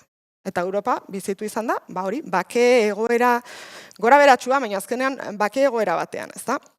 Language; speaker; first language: Basque; native; Basque